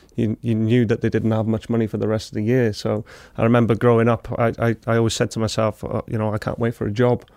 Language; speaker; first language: English; native; English